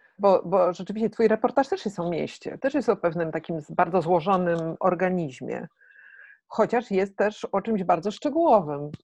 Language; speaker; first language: Polish; native; Polish